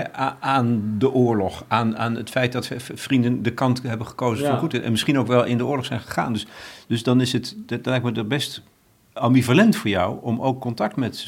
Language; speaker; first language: Dutch; native; Dutch